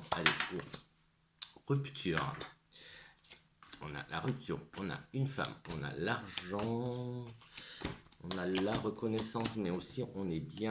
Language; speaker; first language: French; native; French